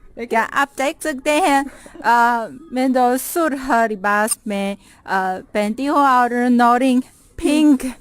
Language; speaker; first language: Urdu; non-native, fluent; Chinese